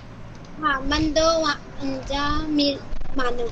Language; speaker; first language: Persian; non-native, learner; Urdu